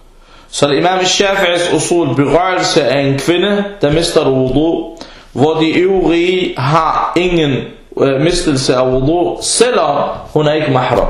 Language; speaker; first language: Danish; early bilingual, other home language; Arabic